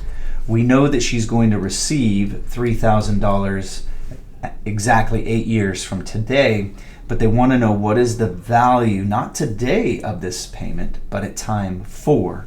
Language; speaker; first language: English; native; English